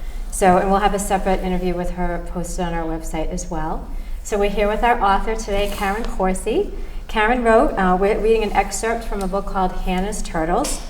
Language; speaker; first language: English; native; English